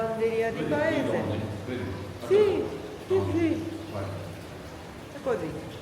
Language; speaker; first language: Italian; non-native, learner; Japanese